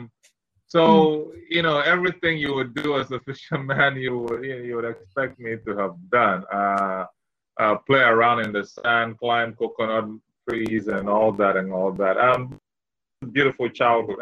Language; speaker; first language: English; non-native, local second language; Ewe